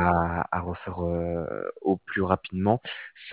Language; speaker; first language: French; native; French